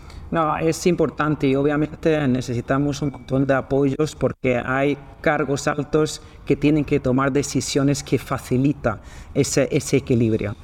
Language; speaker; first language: Spanish; non-native, fluent; Swedish